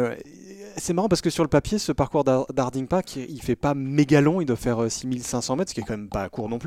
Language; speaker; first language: French; native; French